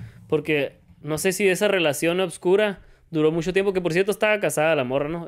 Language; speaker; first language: Spanish; early bilingual, heritage; Spanish